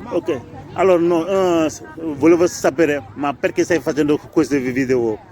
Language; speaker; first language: Italian; non-native, fluent; Wolof